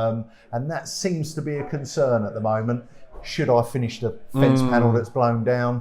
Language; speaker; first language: English; native; English